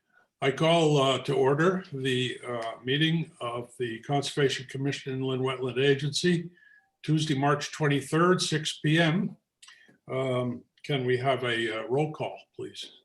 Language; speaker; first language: English; native; English